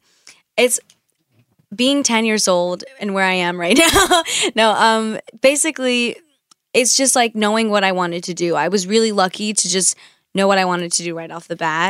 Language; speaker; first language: English; early bilingual, other home language; Spanish